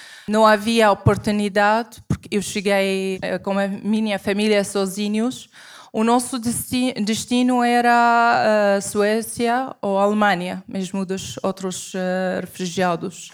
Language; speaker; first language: Portuguese; non-native, fluent; Arabic